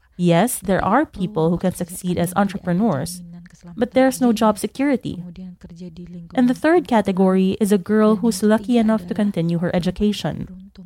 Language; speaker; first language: English; non-native, fluent; Indonesian